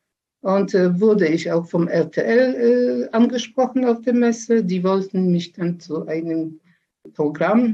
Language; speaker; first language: German; early bilingual, other home language; Polish